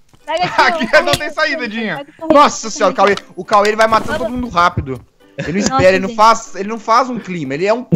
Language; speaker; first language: Portuguese; native; Portuguese